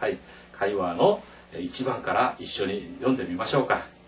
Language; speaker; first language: Japanese; non-native, fluent; Korean